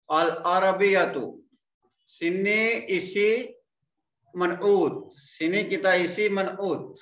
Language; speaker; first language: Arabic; non-native, fluent; Malay